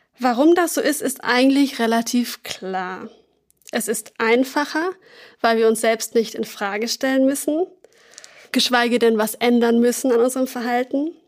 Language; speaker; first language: German; native; German